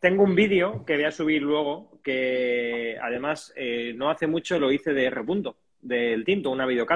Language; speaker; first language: Spanish; native; Spanish